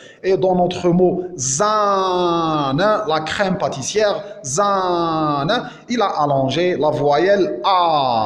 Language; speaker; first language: French; non-native, local second language; Arabic